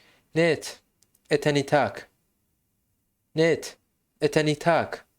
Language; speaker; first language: Russian; non-native, local second language; Tajik